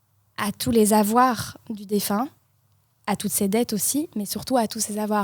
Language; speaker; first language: French; native; French